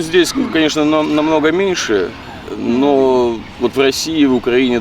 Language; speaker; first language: Russian; native; Russian